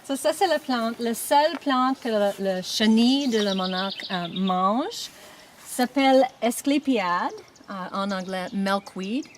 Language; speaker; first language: French; non-native, local second language; English